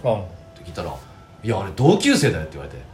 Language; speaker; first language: Japanese; native; Japanese